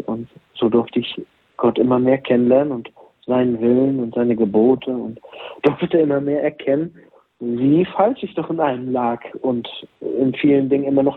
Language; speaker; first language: German; native; German